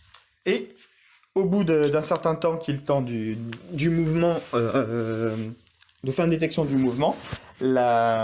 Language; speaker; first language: French; native; French